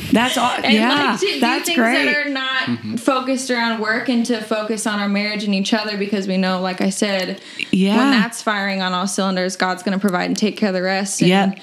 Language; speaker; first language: English; native; English